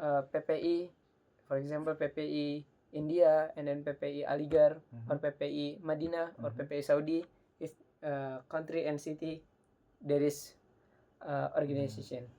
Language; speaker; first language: English; non-native, learner; Indonesian